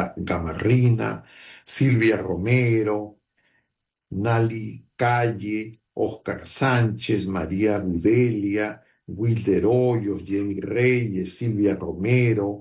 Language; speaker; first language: Spanish; native; Spanish